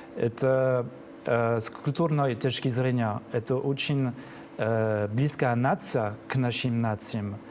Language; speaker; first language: Russian; non-native, fluent; French